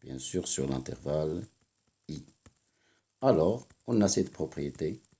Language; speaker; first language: French; non-native, local second language; Arabic